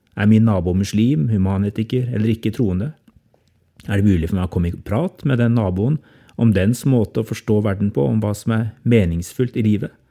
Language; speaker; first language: Norwegian; native; Norwegian